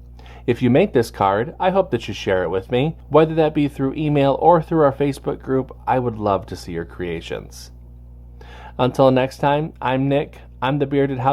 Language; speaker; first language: English; native; English